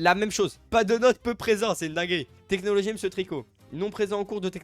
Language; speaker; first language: French; native; French